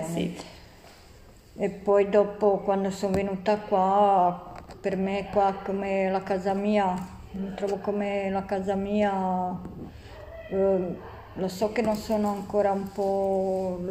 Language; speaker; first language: Italian; non-native, learner; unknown